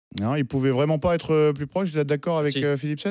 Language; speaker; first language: French; native; French